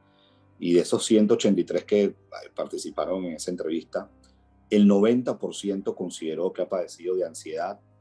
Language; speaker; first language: Spanish; native; Spanish